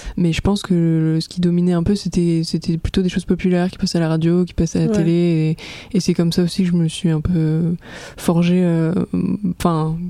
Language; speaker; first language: French; native; French